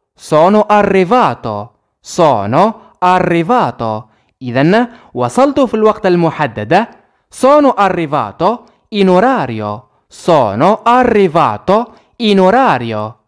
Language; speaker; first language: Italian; non-native, fluent; Arabic